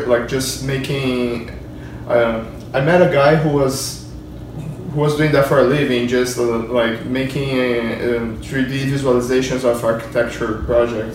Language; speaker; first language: English; non-native, fluent; Portuguese